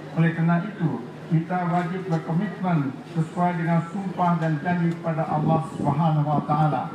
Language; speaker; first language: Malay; non-native, local second language; Achinese